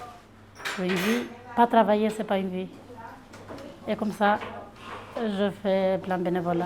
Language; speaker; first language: French; non-native, learner; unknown